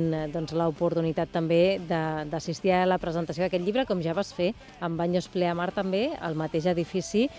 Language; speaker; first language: Catalan; native; Catalan